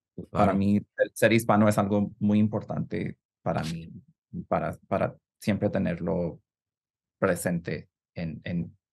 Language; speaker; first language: Spanish; early bilingual, heritage; Spanish